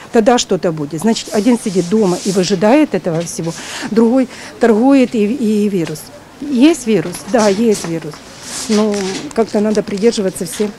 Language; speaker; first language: Russian; native; Russian